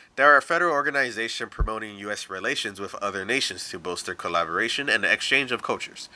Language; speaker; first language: English; native; English